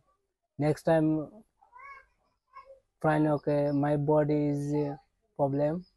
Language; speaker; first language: English; non-native, learner; Bangla